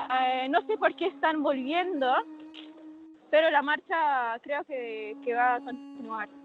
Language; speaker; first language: Spanish; non-native, fluent; Arabic